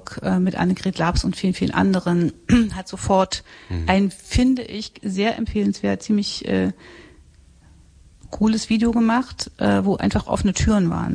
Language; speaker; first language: German; native; German